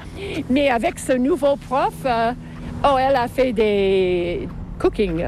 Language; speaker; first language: French; non-native, local second language; English